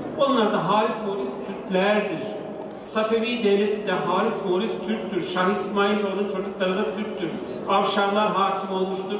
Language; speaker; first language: Turkish; native; Turkish